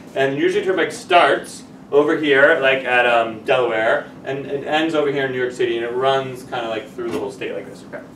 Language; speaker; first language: English; native; English